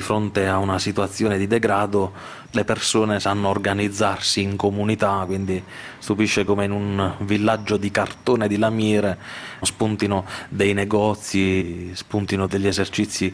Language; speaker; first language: Italian; native; Italian